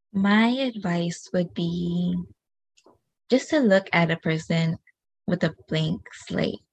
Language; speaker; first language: English; early bilingual, other home language; Hmong